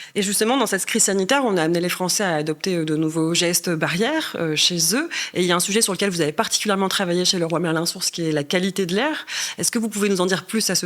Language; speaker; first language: French; native; French